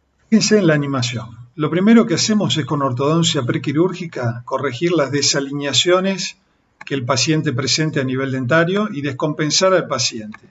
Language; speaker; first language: Spanish; native; Spanish